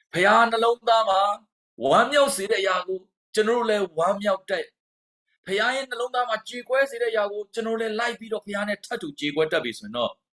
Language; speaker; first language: Burmese; non-native, local second language; Hakha Chin